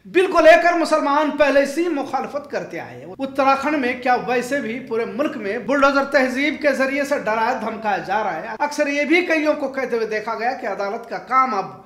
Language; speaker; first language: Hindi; non-native, local second language; Urdu